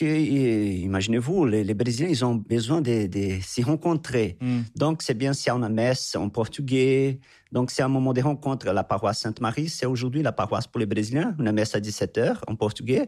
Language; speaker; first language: French; non-native, fluent; Portuguese